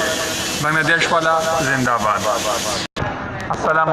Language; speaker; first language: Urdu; non-native, local second language; Pashto